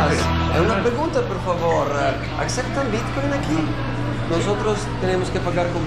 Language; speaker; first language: Spanish; non-native, learner; Italian